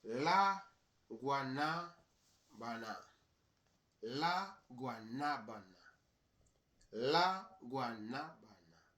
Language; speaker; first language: Spanish; non-native, learner; English